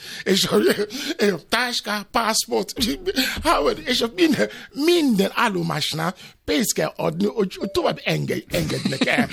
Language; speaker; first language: Hungarian; non-native, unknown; Yoruba